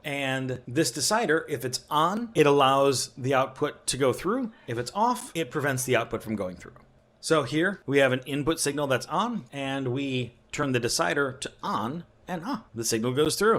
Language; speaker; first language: English; native; English